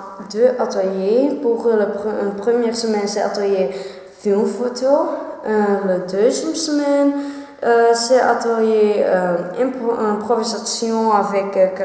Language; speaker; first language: French; non-native, learner; Dutch